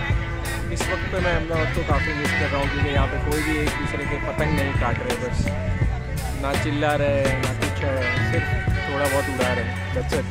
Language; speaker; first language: Hindi; non-native, local second language; Marathi